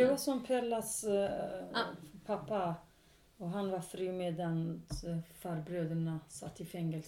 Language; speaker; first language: Swedish; non-native, local second language; Kurdish